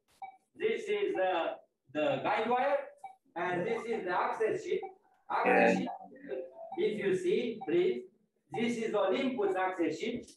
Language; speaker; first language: English; non-native, fluent; Romanian